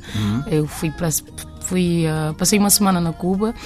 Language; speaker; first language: Portuguese; non-native, local second language; Kabuverdianu